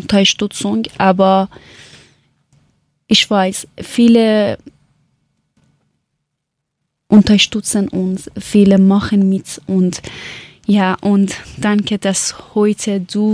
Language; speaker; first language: German; non-native, learner; Persian